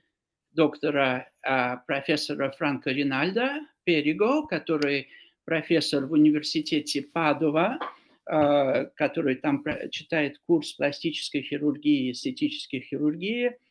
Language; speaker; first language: Russian; non-native, fluent; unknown